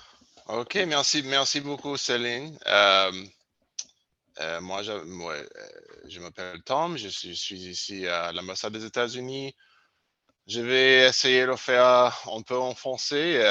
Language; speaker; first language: French; non-native, learner; English